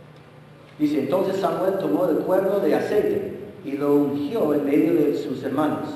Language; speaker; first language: Spanish; non-native, fluent; English